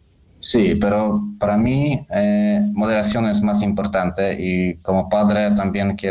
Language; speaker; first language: Spanish; non-native, fluent; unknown